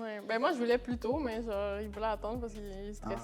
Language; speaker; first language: French; native; French